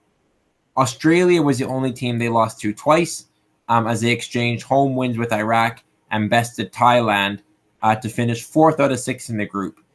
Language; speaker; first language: English; native; English